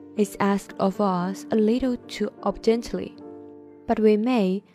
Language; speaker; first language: English; non-native, learner; Chinese